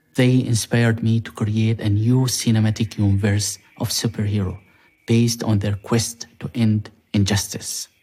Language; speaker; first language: English; non-native, fluent; Arabic